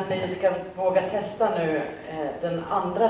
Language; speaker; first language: Swedish; native; Swedish